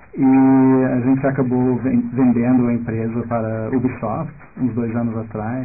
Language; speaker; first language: Portuguese; non-native, fluent; English